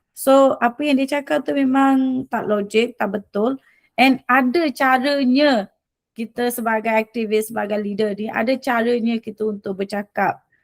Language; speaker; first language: Malay; early bilingual, other home language; Rohingya